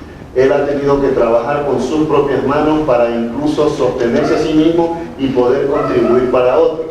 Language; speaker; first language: Spanish; native; Spanish